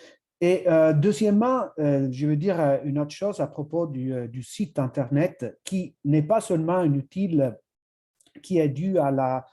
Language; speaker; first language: French; non-native, fluent; Italian